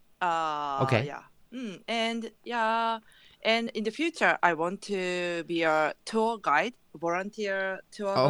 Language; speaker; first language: English; non-native, learner; Japanese